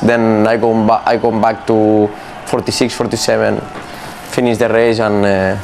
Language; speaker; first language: English; non-native, fluent; Catalan